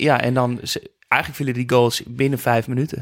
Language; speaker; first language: Dutch; native; Dutch